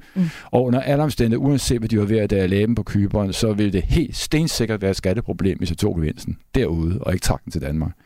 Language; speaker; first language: Danish; native; Danish